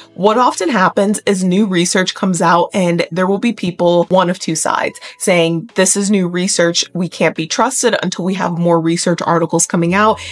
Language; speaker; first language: English; native; English